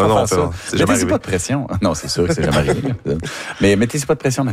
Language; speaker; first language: French; native; French